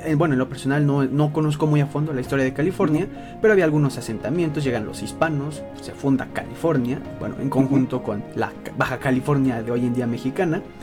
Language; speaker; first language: Spanish; native; Spanish